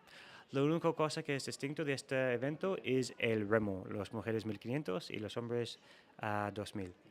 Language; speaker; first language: Spanish; non-native, learner; English